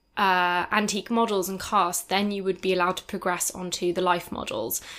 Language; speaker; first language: English; native; English